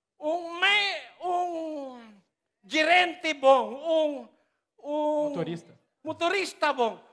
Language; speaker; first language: Portuguese; non-native, learner; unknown